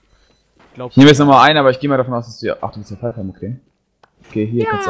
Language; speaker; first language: German; native; German